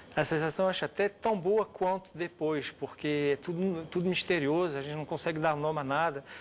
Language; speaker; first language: Portuguese; non-native, fluent; French